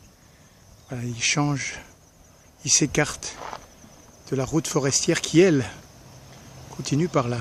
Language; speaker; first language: French; native; French